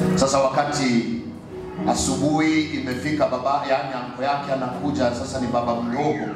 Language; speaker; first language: Swahili; non-native, local second language; Gusii